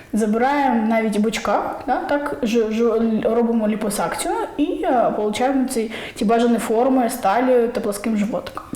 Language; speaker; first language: Ukrainian; non-native, local second language; Russian